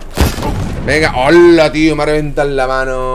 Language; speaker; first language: Spanish; native; Spanish